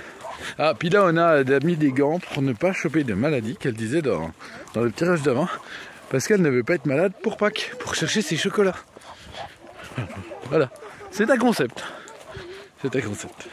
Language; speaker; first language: French; native; French